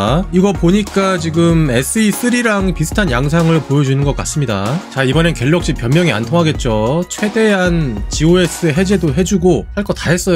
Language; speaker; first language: Korean; native; Korean